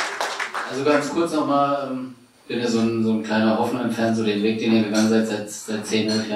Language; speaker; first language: German; native; German